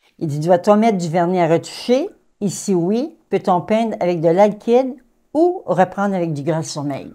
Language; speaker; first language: French; native; French